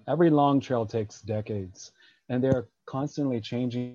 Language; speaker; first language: English; native; English